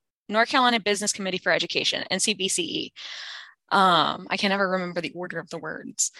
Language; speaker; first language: English; native; English